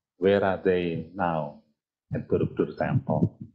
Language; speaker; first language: English; non-native, fluent; Indonesian